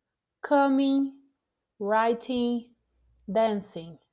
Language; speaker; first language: English; non-native, fluent; Portuguese